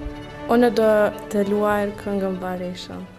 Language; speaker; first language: Albanian; early bilingual, other home language; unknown